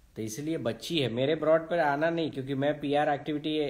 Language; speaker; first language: Hindi; native; Hindi